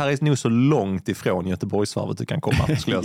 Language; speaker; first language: Swedish; native; Swedish